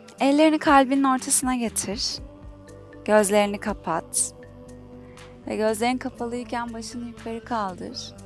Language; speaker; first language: Turkish; native; Turkish